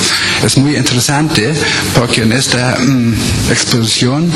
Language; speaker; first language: Spanish; non-native, learner; German